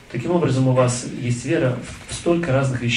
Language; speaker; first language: Russian; native; Russian